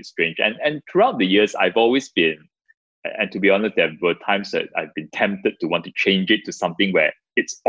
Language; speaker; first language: English; non-native, local second language; Chinese